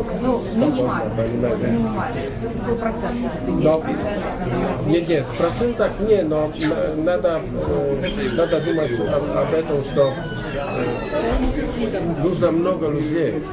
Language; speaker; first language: Russian; non-native, learner; Polish